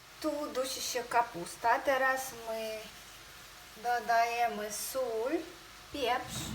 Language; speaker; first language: Polish; non-native, fluent; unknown